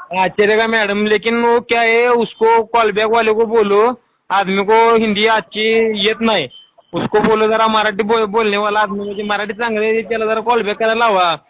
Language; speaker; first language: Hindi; non-native, local second language; Marathi